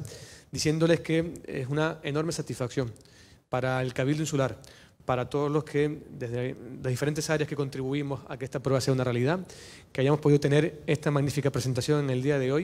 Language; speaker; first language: Spanish; native; Spanish